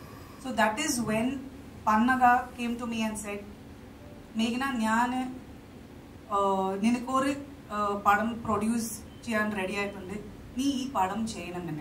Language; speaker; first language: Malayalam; non-native, fluent; Kannada